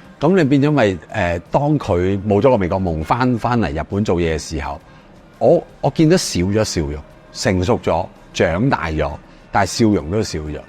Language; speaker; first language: Cantonese; native; Cantonese